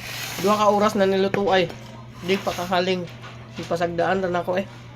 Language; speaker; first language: Cebuano; native; Cebuano